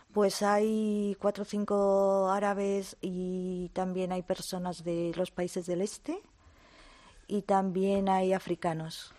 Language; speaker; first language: Spanish; native; Spanish